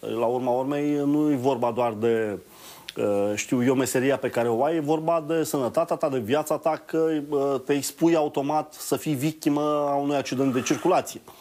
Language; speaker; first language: Romanian; native; Romanian